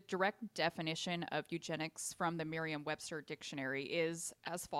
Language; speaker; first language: English; native; English